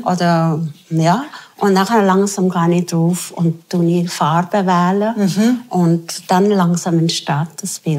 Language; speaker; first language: German; non-native, fluent; Tibetan